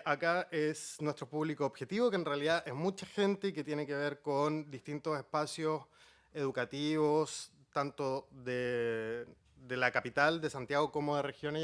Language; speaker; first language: Spanish; native; Spanish